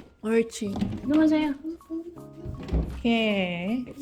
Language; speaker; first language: Korean; non-native, learner; Cebuano